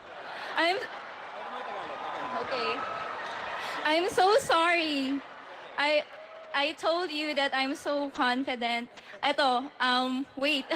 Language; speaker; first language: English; non-native, local second language; Filipino